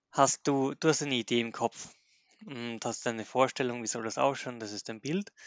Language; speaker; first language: German; native; German